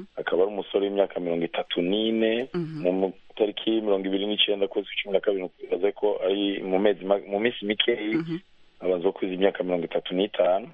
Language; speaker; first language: Rundi; native; Rundi